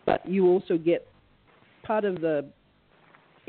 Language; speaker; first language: English; native; English